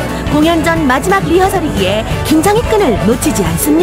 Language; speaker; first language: Korean; native; Korean